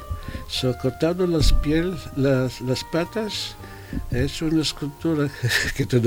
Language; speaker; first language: Spanish; non-native, fluent; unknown